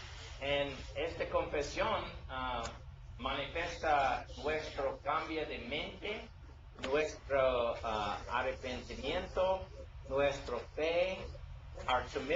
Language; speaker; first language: Spanish; non-native, learner; English